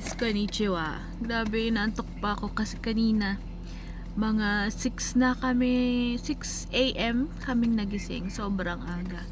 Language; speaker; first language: Filipino; native; Filipino